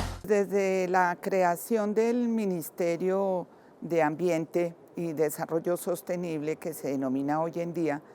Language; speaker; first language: Spanish; native; Spanish